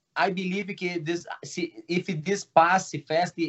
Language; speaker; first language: English; non-native, learner; Portuguese